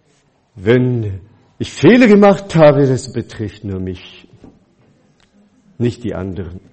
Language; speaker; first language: German; non-native, fluent; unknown